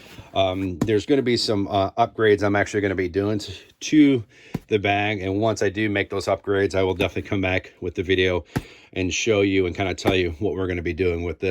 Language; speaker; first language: English; native; English